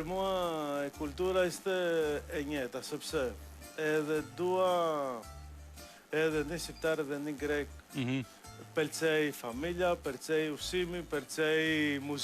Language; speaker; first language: Albanian; non-native, learner; Greek